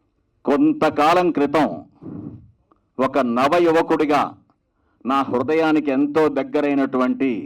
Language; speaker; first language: Telugu; native; Telugu